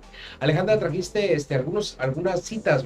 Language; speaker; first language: Spanish; native; Spanish